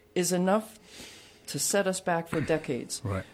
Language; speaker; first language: English; native; English